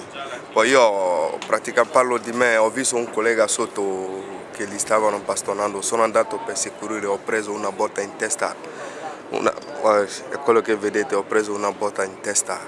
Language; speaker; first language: Italian; non-native, fluent; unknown